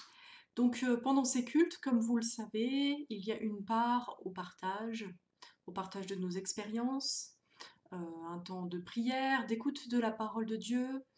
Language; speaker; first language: French; native; French